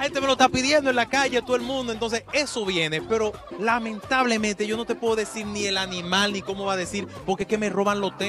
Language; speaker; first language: Spanish; native; Spanish